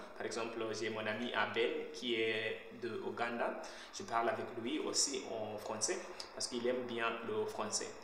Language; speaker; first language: French; non-native, fluent; Shona